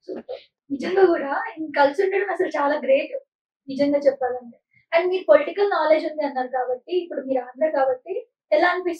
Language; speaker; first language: Telugu; native; Telugu